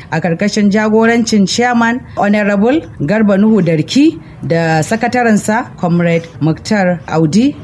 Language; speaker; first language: Hausa; non-native, local second language; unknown